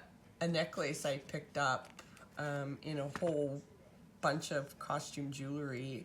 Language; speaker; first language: English; native; English